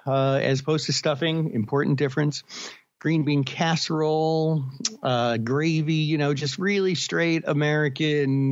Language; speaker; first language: English; native; English